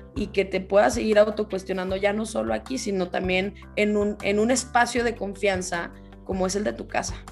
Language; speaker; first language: Spanish; native; Spanish